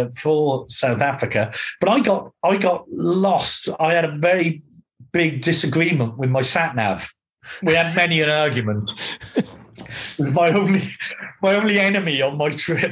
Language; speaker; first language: English; native; English